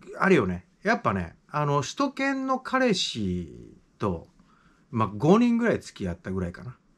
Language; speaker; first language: Japanese; native; Japanese